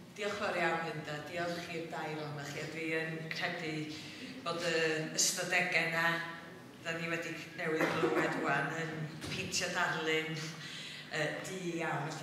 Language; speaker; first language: Welsh; native; Welsh